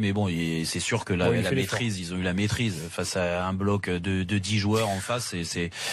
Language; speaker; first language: French; native; French